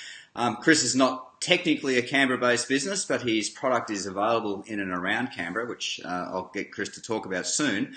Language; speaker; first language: English; native; English